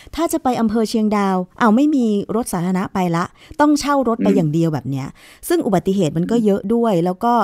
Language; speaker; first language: Thai; native; Thai